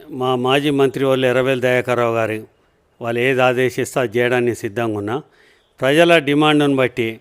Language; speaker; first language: Telugu; native; Telugu